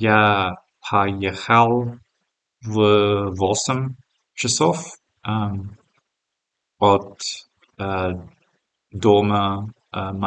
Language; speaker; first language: Russian; non-native, learner; English